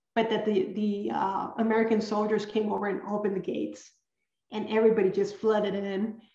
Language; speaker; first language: English; early bilingual, other home language; Spanish